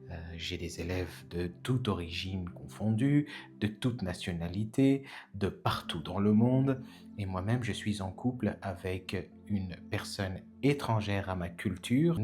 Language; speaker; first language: French; native; French